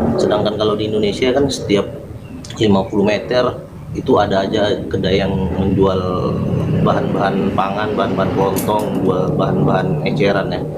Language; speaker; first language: Indonesian; native; Indonesian